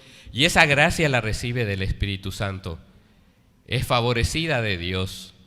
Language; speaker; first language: Spanish; native; Spanish